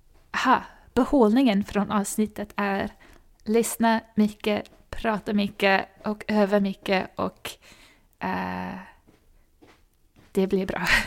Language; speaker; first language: Swedish; non-native, fluent; English